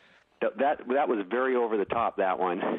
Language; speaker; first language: English; native; English